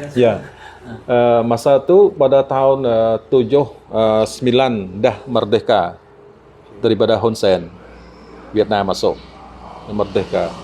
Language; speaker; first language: Malay; non-native, fluent; Eastern Cham